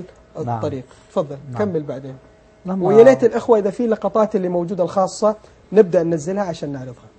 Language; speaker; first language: Arabic; native; Arabic